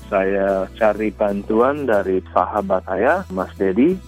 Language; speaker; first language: Indonesian; early bilingual, other home language; English